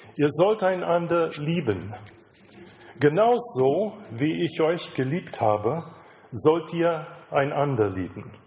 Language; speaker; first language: German; non-native, fluent; English